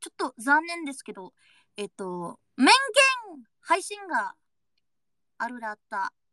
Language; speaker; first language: Japanese; non-native, learner; Indonesian